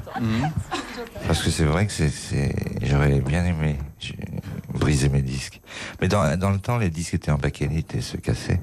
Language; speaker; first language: French; native; French